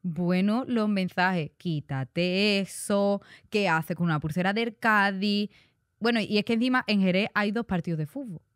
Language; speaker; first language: Spanish; native; Spanish